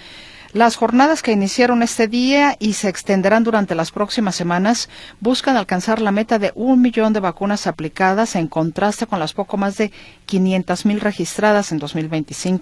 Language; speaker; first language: Spanish; native; Spanish